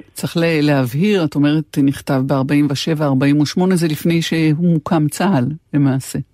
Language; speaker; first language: Hebrew; native; Hebrew